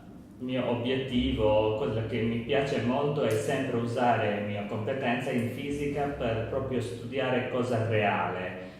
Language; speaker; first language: Italian; non-native, learner; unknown